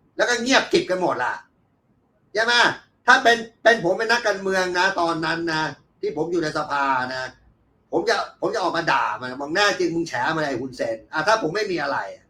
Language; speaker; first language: Thai; native; Thai